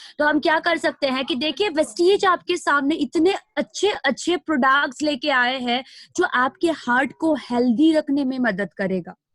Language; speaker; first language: Hindi; non-native, local second language; Nepali